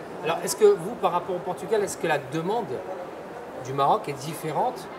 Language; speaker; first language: French; native; French